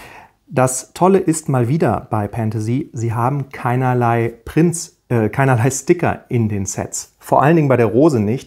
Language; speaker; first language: German; native; German